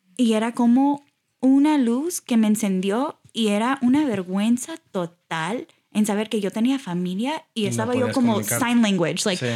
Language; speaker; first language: Spanish; early bilingual, heritage; Spanish